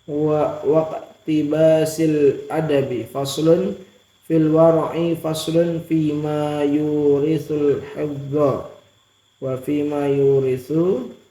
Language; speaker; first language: Arabic; non-native, learner; Indonesian